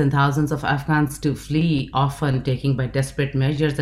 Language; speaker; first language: English; non-native, local second language; Urdu